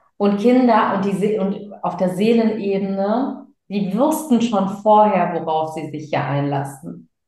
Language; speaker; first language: German; early bilingual, other home language; Tamil